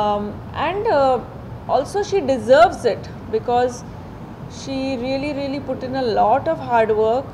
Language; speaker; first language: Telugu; non-native, fluent; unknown